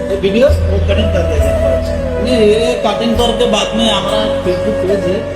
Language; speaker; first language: Hindi; non-native, learner; Bangla